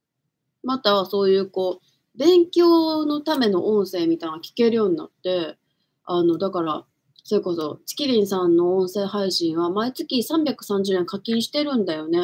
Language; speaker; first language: Japanese; native; Japanese